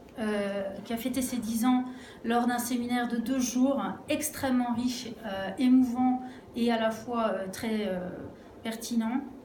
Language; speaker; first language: French; native; French